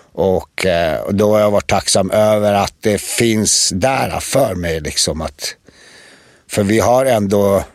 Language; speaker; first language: Swedish; early bilingual, other home language; Bosnian